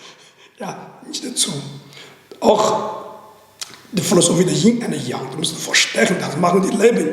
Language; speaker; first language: German; non-native, learner; Chinese